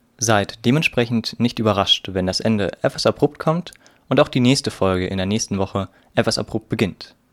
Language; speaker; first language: German; native; German